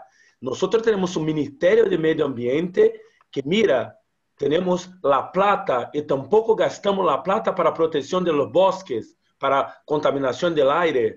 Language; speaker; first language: Spanish; non-native, learner; Portuguese